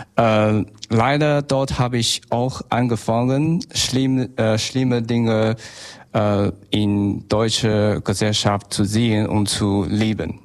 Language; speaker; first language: German; non-native, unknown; Chinese